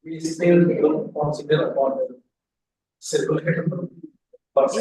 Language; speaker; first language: English; non-native, fluent; Indonesian